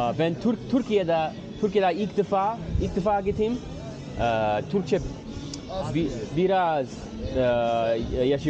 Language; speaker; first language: Turkish; non-native, learner; English